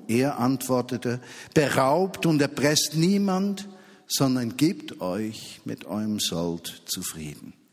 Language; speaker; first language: German; native; German